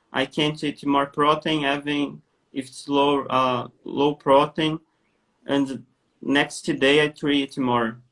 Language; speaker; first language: English; non-native, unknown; Portuguese